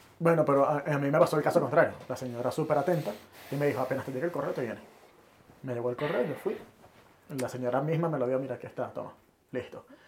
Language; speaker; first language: Spanish; native; Spanish